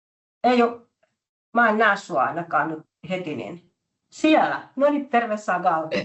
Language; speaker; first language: Finnish; native; Finnish